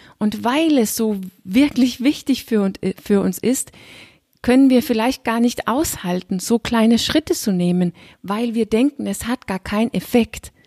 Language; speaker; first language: German; non-native, fluent; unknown